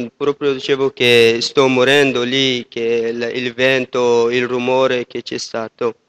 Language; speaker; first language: Italian; non-native, fluent; Persian